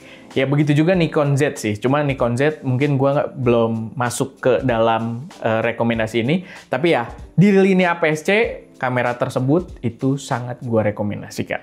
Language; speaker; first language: Indonesian; native; Indonesian